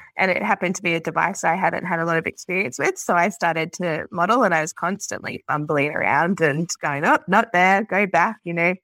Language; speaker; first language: English; native; English